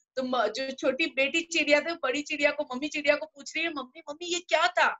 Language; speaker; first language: Hindi; non-native, local second language; Gujarati